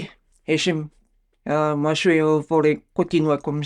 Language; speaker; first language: French; non-native, learner; Bulgarian